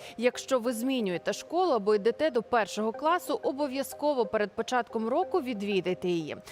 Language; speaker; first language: Ukrainian; native; Ukrainian